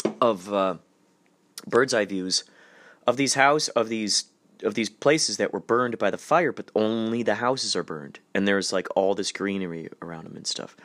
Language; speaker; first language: English; native; English